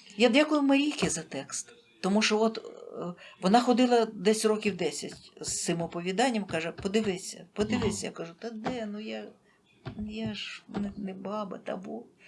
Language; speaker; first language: Ukrainian; native; Ukrainian